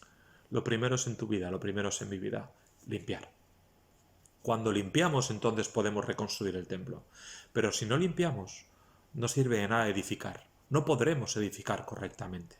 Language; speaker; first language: Spanish; native; Spanish